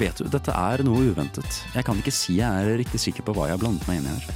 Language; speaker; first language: Norwegian; native; Norwegian